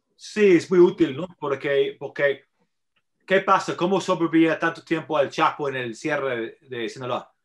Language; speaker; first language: Spanish; non-native, fluent; English